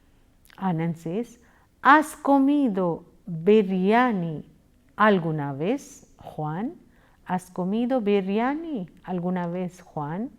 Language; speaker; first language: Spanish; non-native, fluent; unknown